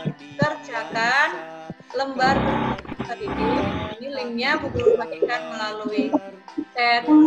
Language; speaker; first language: Indonesian; native; Indonesian